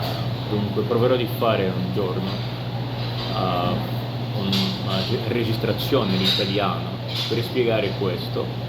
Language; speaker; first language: Italian; non-native, learner; Portuguese